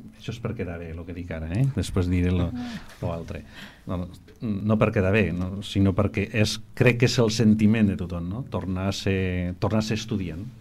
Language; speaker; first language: Catalan; non-native, local second language; Spanish